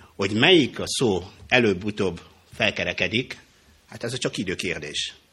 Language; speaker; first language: Hungarian; non-native, fluent; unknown